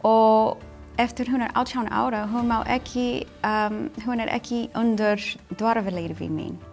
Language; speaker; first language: Icelandic; non-native, learner; English